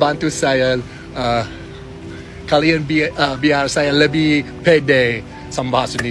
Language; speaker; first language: Indonesian; non-native, learner; English